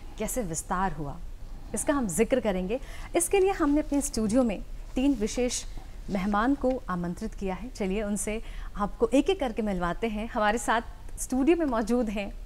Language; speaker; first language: Hindi; native; Hindi